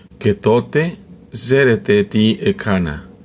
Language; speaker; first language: Greek; non-native, learner; Spanish